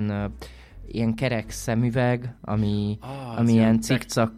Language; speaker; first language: Hungarian; native; Hungarian